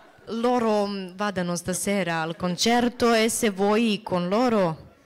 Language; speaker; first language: Italian; non-native, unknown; Serbian